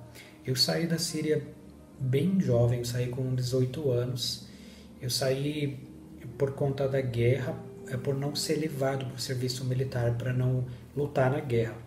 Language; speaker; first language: Portuguese; non-native, learner; Spanish